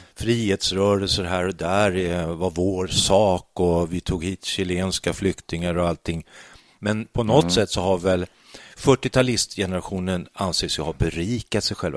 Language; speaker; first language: Swedish; native; Swedish